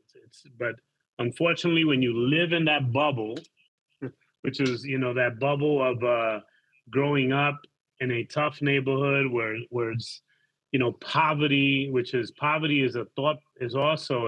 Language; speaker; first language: English; native; English